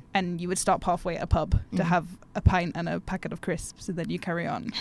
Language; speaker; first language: English; native; English